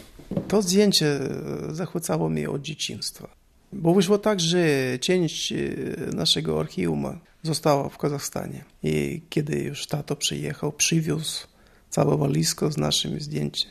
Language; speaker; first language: Polish; non-native, learner; Russian